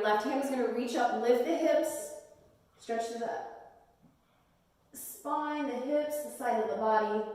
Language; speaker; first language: English; native; English